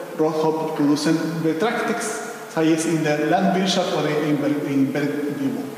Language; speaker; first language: German; non-native, fluent; Spanish